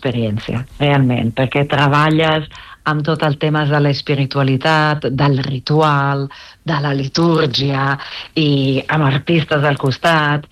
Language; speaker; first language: Catalan; non-native, fluent; Italian